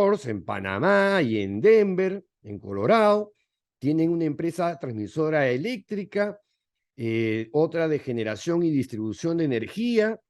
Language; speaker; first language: Spanish; native; Spanish